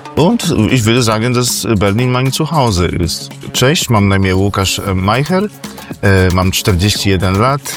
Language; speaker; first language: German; non-native, fluent; Polish